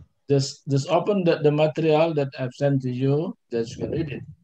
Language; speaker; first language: English; non-native, fluent; Indonesian